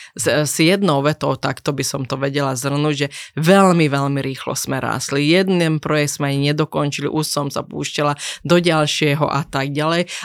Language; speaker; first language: Slovak; non-native, local second language; Hungarian